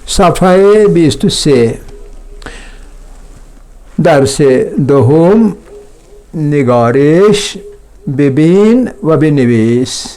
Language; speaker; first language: Persian; non-native, fluent; Urdu